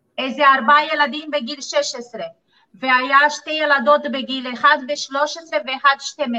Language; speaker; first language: Hebrew; non-native, fluent; Portuguese